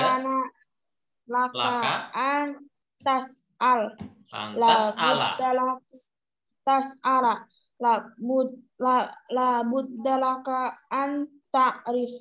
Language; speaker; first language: Arabic; non-native, learner; Indonesian